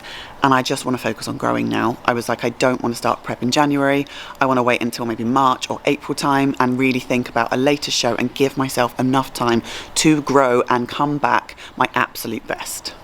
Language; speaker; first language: English; native; English